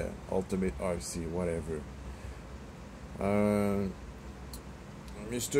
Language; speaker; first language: English; non-native, fluent; French